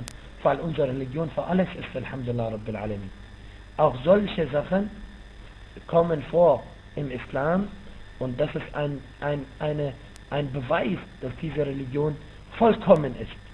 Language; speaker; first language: German; non-native, fluent; Arabic